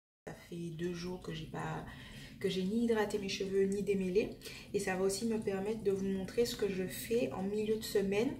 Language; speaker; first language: French; native; French